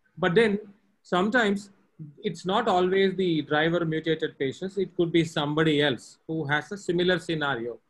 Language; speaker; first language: English; non-native, local second language; Tamil